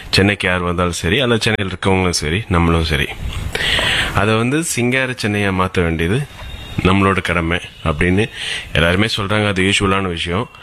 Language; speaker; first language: Tamil; native; Tamil